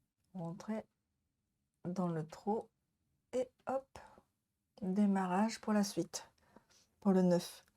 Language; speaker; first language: French; non-native, learner; Japanese